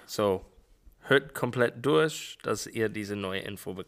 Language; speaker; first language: German; non-native, fluent; English